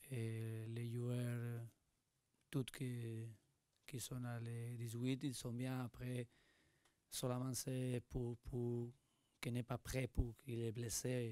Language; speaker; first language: French; non-native, learner; Spanish